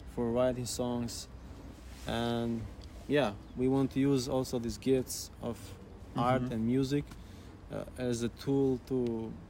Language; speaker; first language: English; non-native, fluent; Albanian